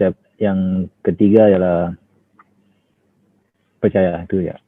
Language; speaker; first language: Malay; non-native, local second language; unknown